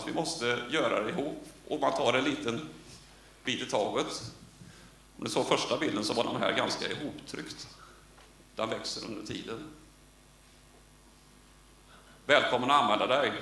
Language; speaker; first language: Swedish; native; Swedish